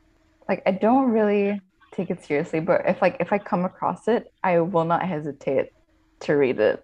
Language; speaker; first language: English; non-native, local second language; Filipino